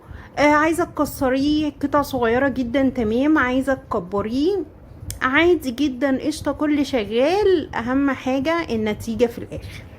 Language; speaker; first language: Arabic; native; Arabic